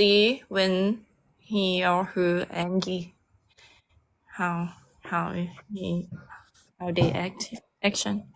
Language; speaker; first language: English; non-native, learner; Thai